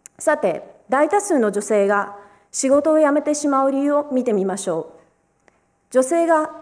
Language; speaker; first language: Japanese; early bilingual, other home language; Romanian